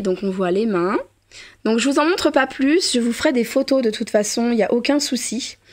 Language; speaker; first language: French; native; French